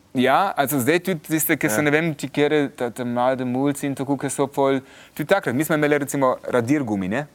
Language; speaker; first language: Slovenian; early bilingual, heritage; Slovenian